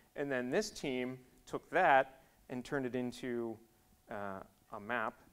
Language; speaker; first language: English; native; English